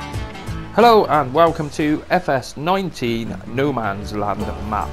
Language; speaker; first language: English; native; English